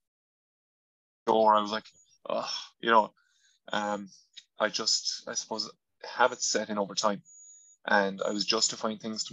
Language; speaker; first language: English; non-native, local second language; Irish